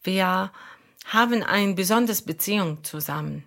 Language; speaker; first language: German; non-native, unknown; Arabic